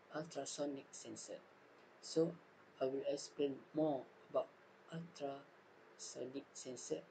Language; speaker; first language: English; non-native, local second language; Malay